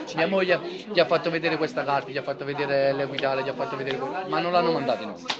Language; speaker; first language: Italian; non-native, learner; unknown